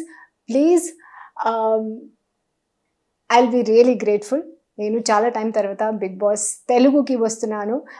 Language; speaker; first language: Telugu; non-native, fluent; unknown